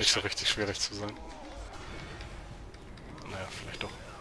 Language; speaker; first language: German; native; German